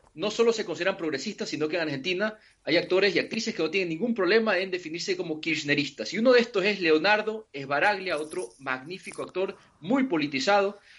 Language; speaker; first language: Spanish; native; Spanish